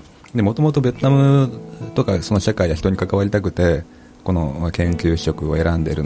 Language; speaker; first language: Japanese; native; Japanese